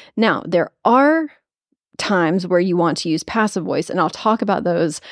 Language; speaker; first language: English; native; English